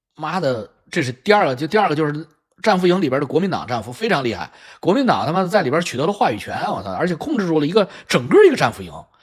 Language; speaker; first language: Chinese; native; Chinese